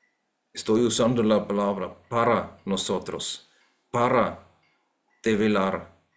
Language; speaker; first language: Spanish; non-native, fluent; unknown